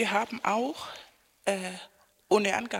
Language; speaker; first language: German; non-native, fluent; Spanish